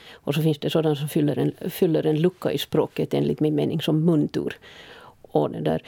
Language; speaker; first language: Swedish; native; Swedish